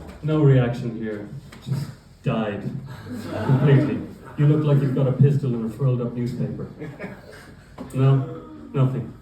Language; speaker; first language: English; native; English